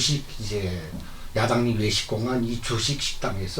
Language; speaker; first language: Korean; native; Korean